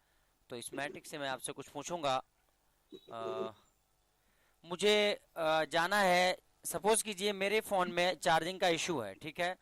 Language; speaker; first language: Hindi; native; Hindi